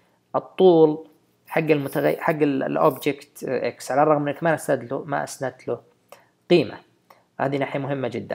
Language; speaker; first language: Arabic; native; Arabic